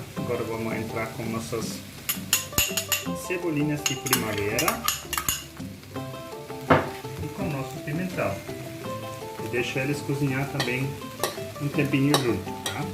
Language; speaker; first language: Portuguese; non-native, learner; German